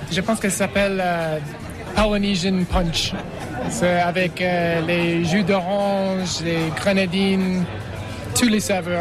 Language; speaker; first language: French; non-native, fluent; English